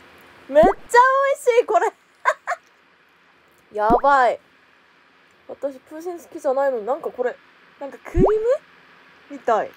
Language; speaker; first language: Japanese; non-native, fluent; Korean